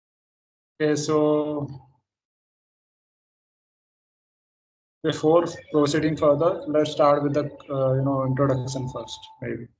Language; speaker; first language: English; non-native, fluent; Hindi